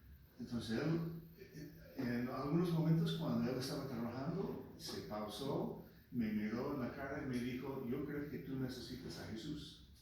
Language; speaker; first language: Spanish; non-native, local second language; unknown